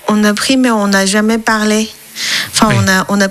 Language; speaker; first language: French; non-native, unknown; Chinese